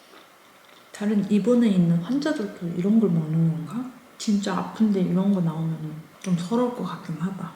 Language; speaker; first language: Korean; native; Korean